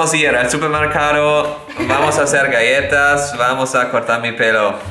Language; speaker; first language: Spanish; non-native, learner; German